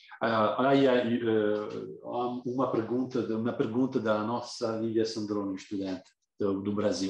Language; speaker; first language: Portuguese; non-native, fluent; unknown